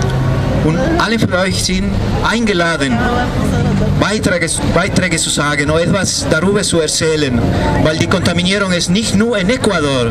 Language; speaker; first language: German; non-native, fluent; Spanish